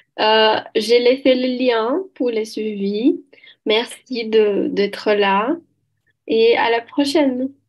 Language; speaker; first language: French; non-native, learner; Portuguese